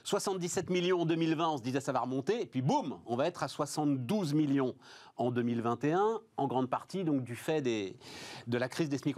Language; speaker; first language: French; native; French